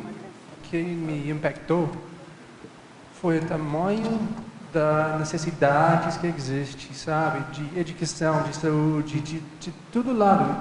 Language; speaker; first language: Portuguese; non-native, fluent; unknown